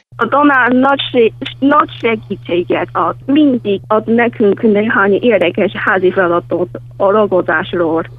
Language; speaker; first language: Hungarian; non-native, learner; Chinese